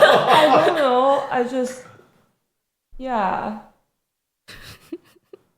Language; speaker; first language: English; non-native, learner; Chinese